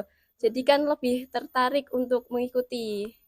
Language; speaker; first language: Indonesian; native; Indonesian